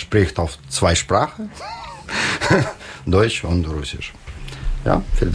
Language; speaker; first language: German; non-native, learner; Russian